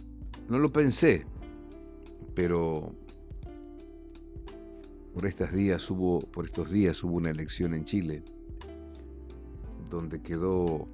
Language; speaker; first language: Spanish; native; Spanish